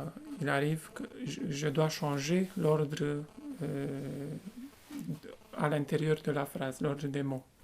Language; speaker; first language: French; non-native, fluent; Romanian